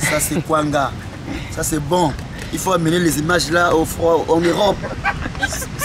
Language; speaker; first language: French; non-native, local second language; Lingala